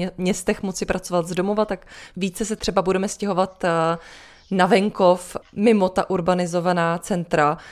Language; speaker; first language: Czech; native; Czech